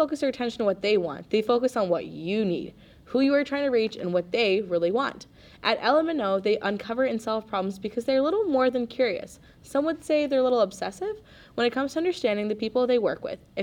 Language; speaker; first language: English; native; English